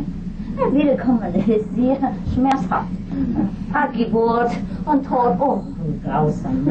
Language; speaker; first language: German; non-native, learner; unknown